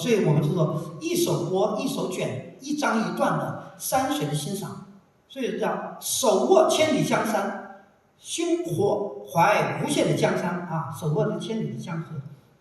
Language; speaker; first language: Chinese; native; Chinese